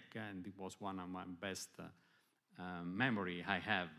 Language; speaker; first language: English; non-native, fluent; Italian